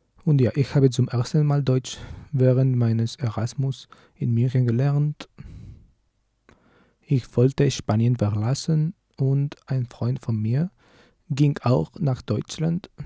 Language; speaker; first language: German; non-native, learner; Spanish